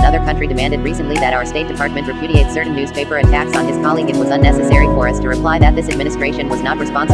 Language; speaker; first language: English; native; English